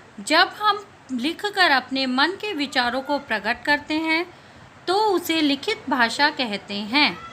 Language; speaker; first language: Hindi; native; Hindi